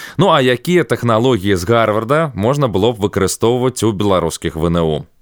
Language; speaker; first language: Belarusian; non-native, local second language; Russian